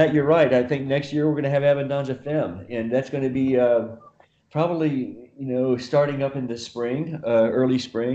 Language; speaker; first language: English; native; English